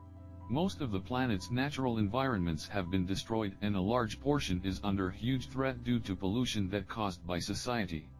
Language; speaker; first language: English; non-native, learner; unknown